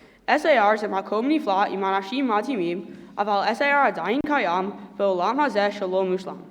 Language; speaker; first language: Hebrew; non-native, learner; English